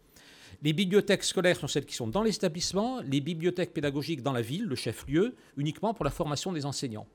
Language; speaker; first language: French; native; French